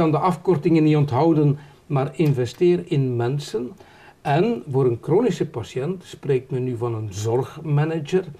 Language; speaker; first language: Dutch; native; Dutch